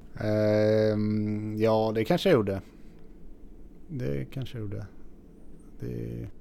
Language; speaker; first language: Swedish; native; Swedish